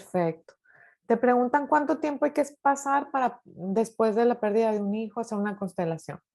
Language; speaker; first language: Spanish; native; Spanish